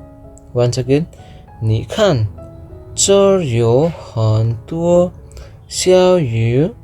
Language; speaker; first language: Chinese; non-native, fluent; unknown